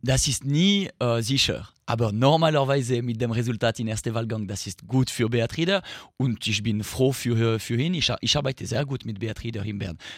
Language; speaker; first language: German; non-native, fluent; French